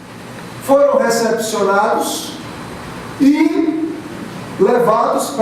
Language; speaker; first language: Portuguese; native; Portuguese